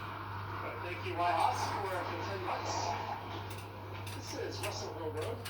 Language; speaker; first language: English; native; English